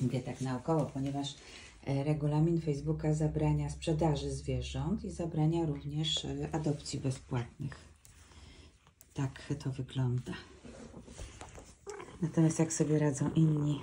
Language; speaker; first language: Polish; native; Polish